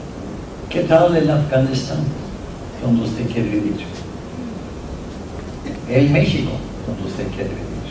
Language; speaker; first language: Spanish; non-native, fluent; Norwegian